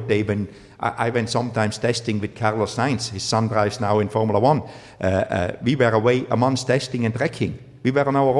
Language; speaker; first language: English; non-native, fluent; German